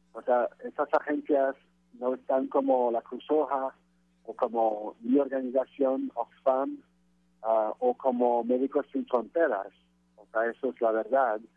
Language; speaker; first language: Spanish; non-native, fluent; French